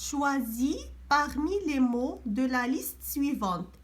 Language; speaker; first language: French; non-native, local second language; Arabic